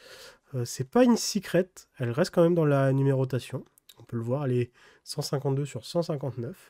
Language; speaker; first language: French; native; French